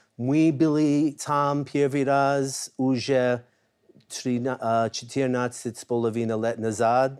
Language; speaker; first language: Russian; non-native, learner; English